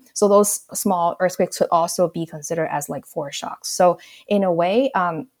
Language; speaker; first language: English; non-native, local second language; Cantonese